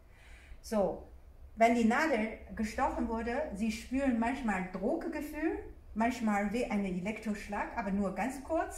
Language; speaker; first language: German; non-native, fluent; Chinese